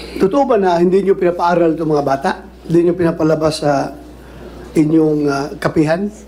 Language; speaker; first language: Filipino; non-native, local second language; Cebuano